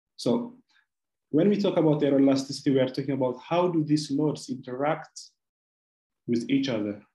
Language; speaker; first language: English; non-native, local second language; Amharic